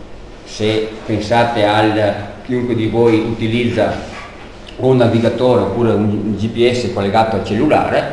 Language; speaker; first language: Italian; native; Italian